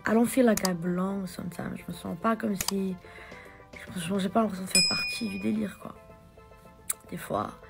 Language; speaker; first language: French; native; French